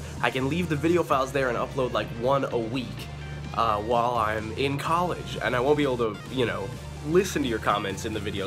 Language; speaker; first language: English; native; English